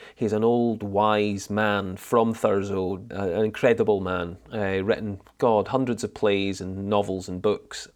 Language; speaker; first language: English; native; English